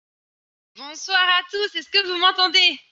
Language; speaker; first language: French; native; French